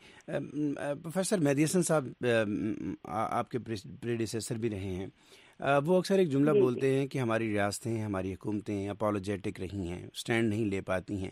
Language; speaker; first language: Urdu; native; Urdu